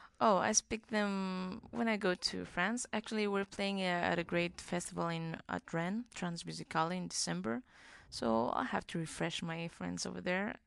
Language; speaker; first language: English; non-native, fluent; Greek